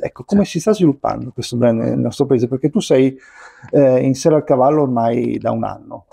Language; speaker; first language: Italian; native; Italian